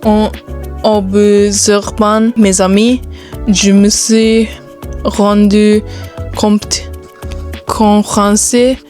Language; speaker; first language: French; non-native, learner; Japanese